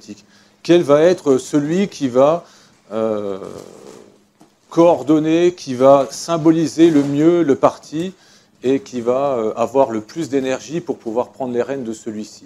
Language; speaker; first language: French; native; French